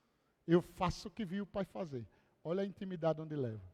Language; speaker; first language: Portuguese; native; Portuguese